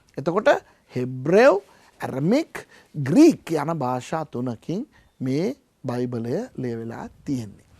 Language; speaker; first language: Sinhala; non-native, local second language; Tamil